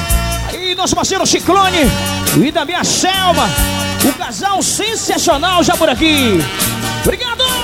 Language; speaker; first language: Portuguese; native; Portuguese